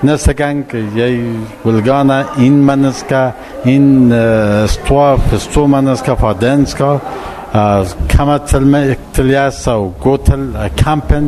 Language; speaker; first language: Danish; non-native, learner; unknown